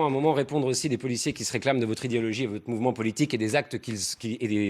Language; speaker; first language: French; native; French